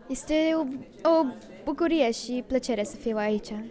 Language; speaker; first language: Romanian; early bilingual, heritage; Romanian